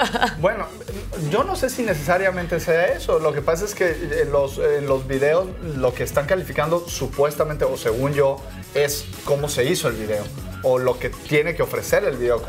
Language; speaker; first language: Spanish; native; Spanish